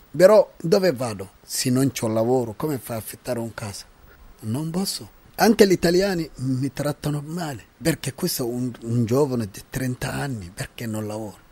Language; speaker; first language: Italian; non-native, learner; Arabic